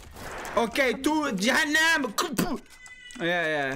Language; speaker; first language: English; non-native, fluent; Swedish